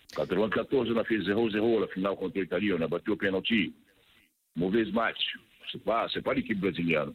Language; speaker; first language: French; non-native, fluent; Portuguese